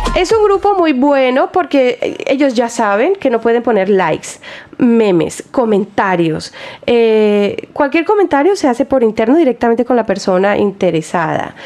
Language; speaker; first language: Spanish; native; Spanish